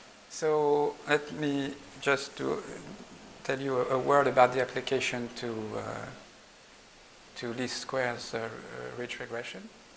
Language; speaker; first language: English; non-native, fluent; French